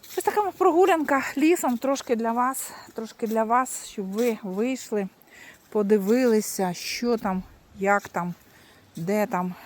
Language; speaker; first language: Ukrainian; native; Ukrainian